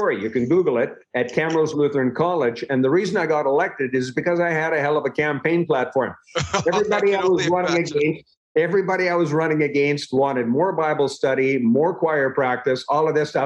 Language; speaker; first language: English; native; English